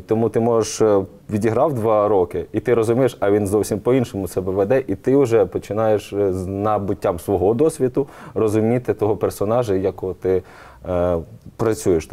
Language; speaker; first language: Ukrainian; native; Ukrainian